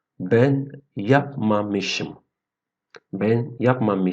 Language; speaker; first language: Turkish; non-native, fluent; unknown